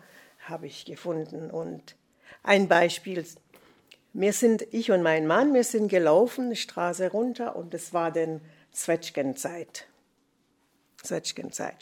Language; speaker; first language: German; non-native, fluent; English